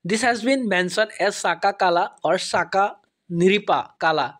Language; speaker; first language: English; non-native, local second language; Assamese